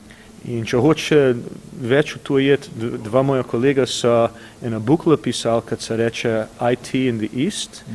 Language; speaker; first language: Slovenian; early bilingual, heritage; English